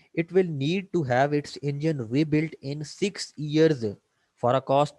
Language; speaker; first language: English; non-native, local second language; Urdu